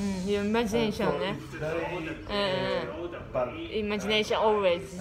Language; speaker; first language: English; non-native, learner; Japanese